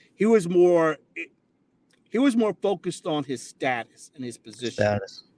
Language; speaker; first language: English; native; English